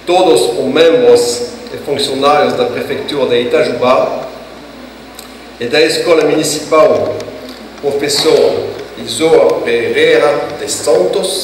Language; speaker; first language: Portuguese; non-native, fluent; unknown